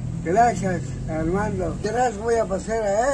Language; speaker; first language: Spanish; non-native, local second language; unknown